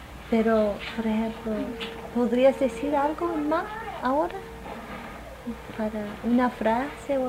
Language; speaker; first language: Spanish; non-native, fluent; English